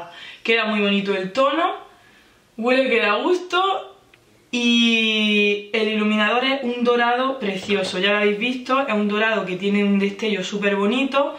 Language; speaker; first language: Spanish; native; Spanish